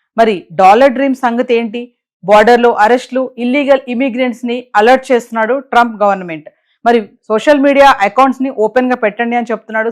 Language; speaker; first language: Telugu; native; Telugu